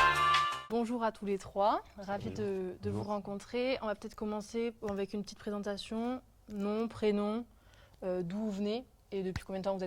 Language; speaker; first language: French; native; French